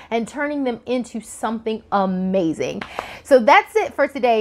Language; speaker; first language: English; native; English